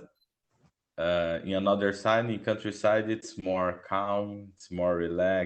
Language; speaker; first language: English; non-native, learner; Portuguese